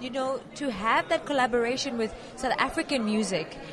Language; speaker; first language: English; non-native, local second language; Venda